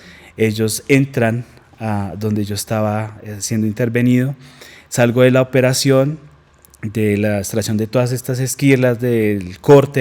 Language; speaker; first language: Spanish; native; Spanish